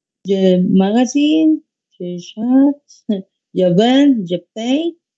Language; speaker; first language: French; non-native, learner; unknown